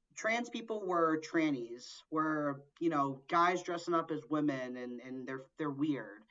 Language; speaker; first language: English; early bilingual, other home language; Portuguese